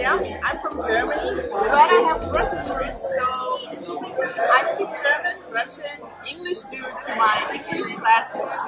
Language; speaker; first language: English; non-native, fluent; German